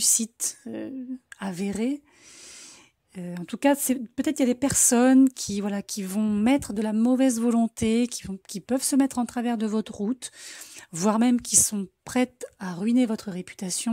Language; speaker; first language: French; native; French